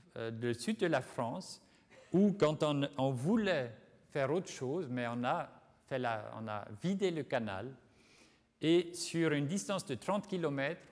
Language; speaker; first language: French; non-native, fluent; Swiss German